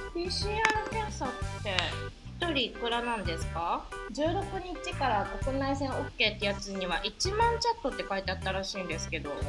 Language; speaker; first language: Japanese; native; Japanese